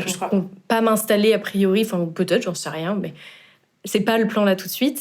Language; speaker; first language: French; native; French